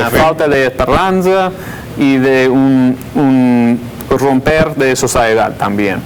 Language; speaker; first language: Spanish; non-native, fluent; English